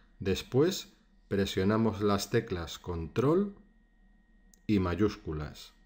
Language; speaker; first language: Spanish; native; Spanish